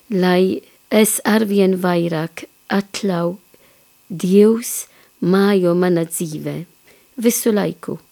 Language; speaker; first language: Latvian; non-native, fluent; Maltese